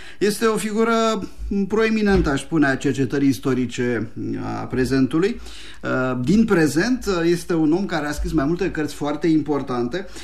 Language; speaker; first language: Romanian; native; Romanian